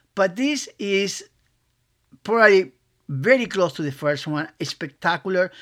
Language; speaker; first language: English; non-native, fluent; Spanish